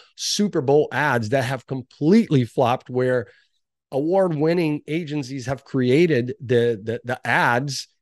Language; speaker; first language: English; early bilingual, other home language; Portuguese